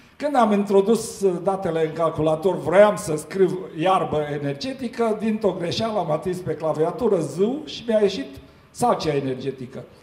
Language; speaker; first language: Romanian; non-native, local second language; Hungarian